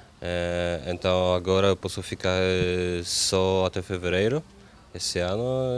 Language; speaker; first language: Portuguese; non-native, fluent; Polish